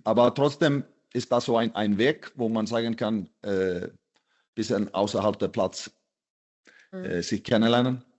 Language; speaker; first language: German; non-native, fluent; Icelandic